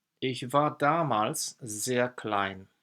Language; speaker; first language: German; non-native, fluent; Polish